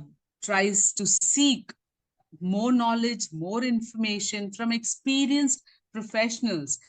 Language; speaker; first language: English; non-native, local second language; Tamil